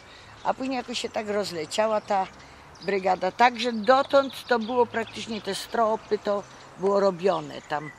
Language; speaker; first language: Polish; native; Polish